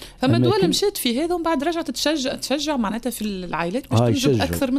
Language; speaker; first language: Arabic; native; Arabic